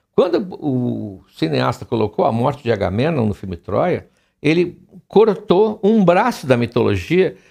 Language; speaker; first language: Portuguese; native; Portuguese